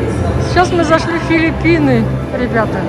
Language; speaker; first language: Russian; native; Russian